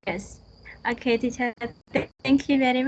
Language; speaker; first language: English; non-native, fluent; Khmer